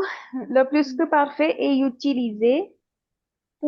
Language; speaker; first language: French; non-native, fluent; Hindi